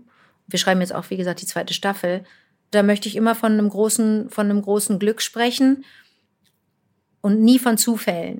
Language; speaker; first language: German; native; German